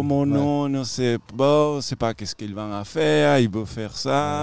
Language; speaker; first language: French; non-native, fluent; Spanish